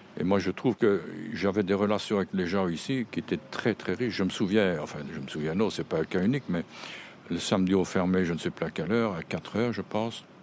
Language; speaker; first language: French; native; French